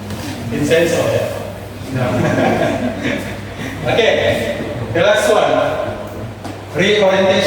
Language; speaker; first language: English; non-native, fluent; Indonesian